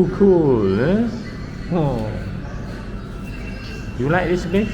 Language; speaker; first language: English; non-native, local second language; Malay